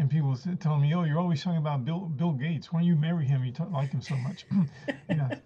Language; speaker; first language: English; early bilingual, other home language; Spanish